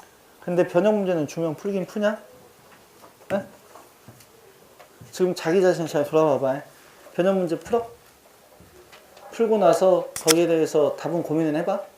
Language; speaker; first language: Korean; native; Korean